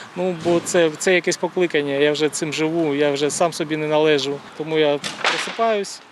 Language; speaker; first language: Ukrainian; native; Ukrainian